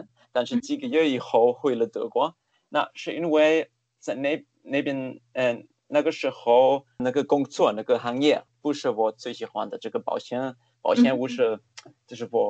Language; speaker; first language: Chinese; non-native, fluent; German